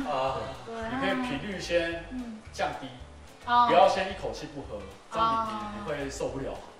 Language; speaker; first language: Chinese; native; Chinese